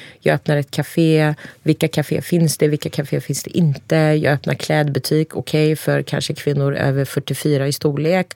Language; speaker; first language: Swedish; early bilingual, other home language; Turkish